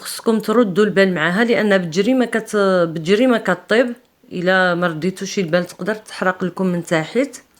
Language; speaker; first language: Arabic; native; Arabic